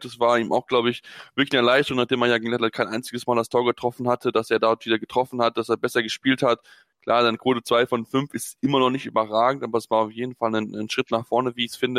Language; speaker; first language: German; native; German